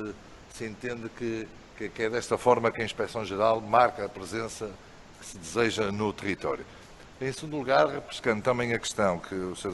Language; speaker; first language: Portuguese; native; Portuguese